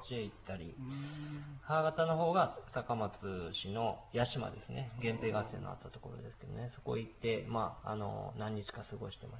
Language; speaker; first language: Japanese; native; Japanese